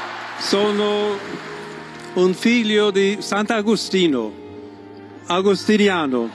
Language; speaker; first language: Italian; non-native, fluent; English